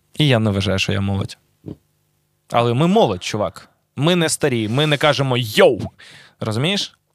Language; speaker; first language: Ukrainian; native; Ukrainian